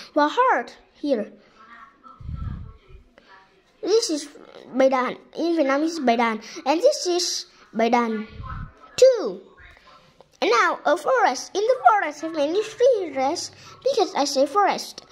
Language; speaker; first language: English; non-native, learner; Vietnamese